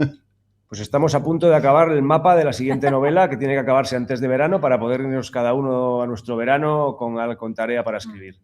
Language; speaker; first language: Spanish; native; Spanish